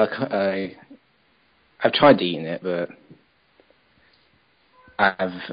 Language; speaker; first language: English; native; English